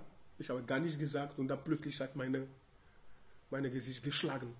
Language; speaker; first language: German; non-native, learner; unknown